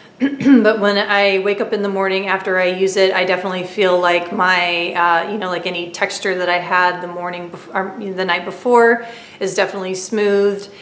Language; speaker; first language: English; native; English